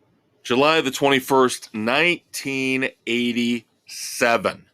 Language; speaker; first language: English; native; English